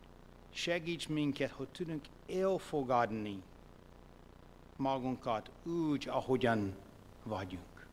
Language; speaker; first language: Hungarian; non-native, fluent; English